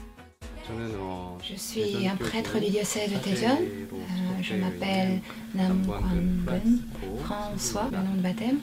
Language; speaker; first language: French; non-native, fluent; Korean